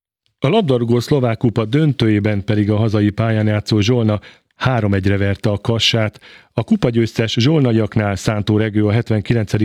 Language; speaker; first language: Hungarian; native; Hungarian